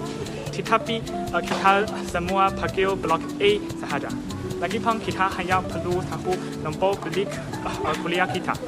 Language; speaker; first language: Indonesian; non-native, learner; Chinese